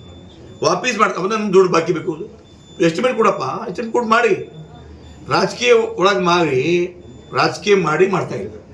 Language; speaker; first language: Kannada; non-native, local second language; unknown